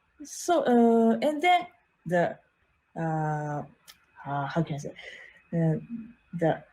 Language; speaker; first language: English; non-native, learner; Japanese